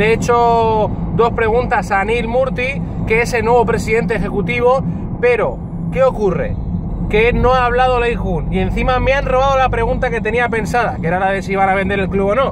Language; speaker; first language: Spanish; native; Spanish